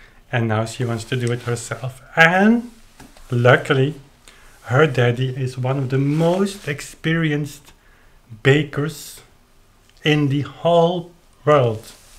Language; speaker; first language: English; non-native, fluent; Dutch